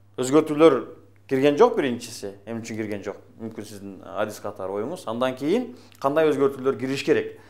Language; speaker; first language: Kyrgyz; native; Kyrgyz